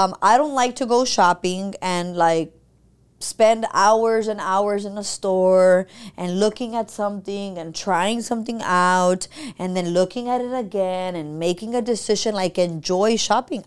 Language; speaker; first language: English; early bilingual, other home language; Spanish